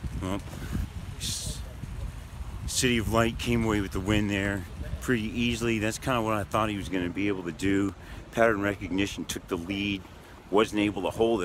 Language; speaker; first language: English; native; English